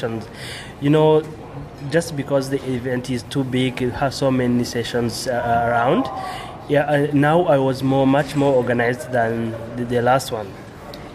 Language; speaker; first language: English; non-native, local second language; Kinyarwanda